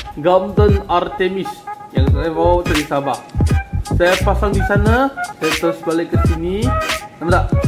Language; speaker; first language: Malay; non-native, local second language; Chinese